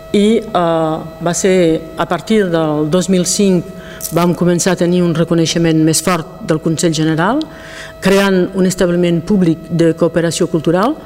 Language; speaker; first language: Catalan; non-native, local second language; French